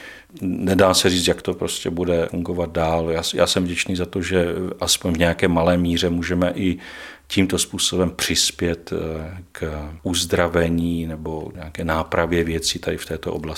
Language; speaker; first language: Czech; native; Czech